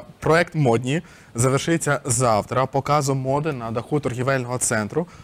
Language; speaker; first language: Ukrainian; native; Ukrainian